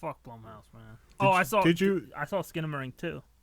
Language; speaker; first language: English; native; English